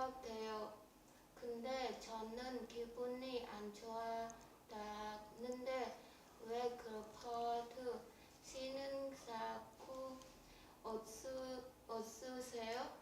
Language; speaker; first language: Korean; non-native, learner; Vietnamese